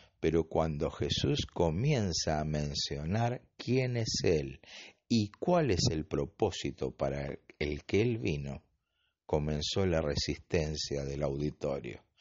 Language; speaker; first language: Spanish; native; Spanish